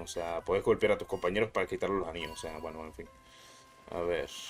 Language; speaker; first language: Spanish; native; Spanish